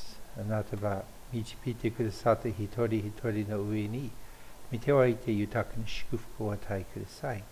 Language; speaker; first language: Japanese; non-native, fluent; English